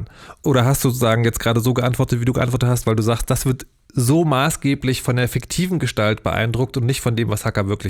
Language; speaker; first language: German; native; German